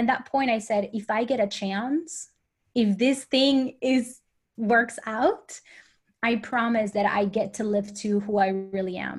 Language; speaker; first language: English; non-native, fluent; Spanish